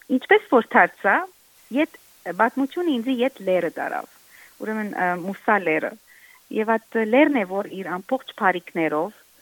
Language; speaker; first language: Armenian; native; Armenian